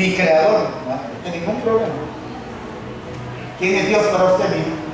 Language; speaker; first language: Spanish; native; Spanish